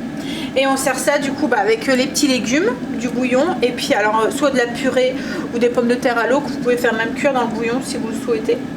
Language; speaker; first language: French; native; French